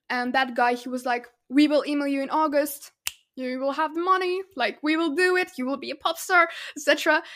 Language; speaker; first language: English; non-native, fluent; Russian